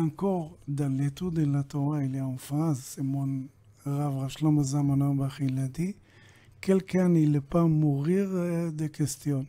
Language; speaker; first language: French; non-native, learner; Hebrew